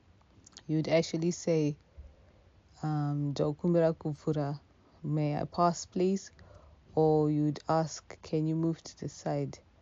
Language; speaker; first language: English; non-native, local second language; Shona